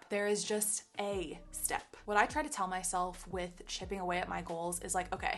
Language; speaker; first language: English; native; English